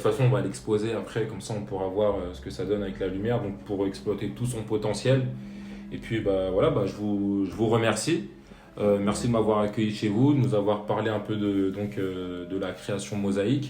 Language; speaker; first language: French; native; French